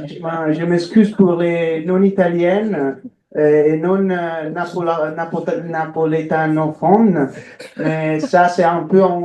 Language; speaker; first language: French; non-native, fluent; Italian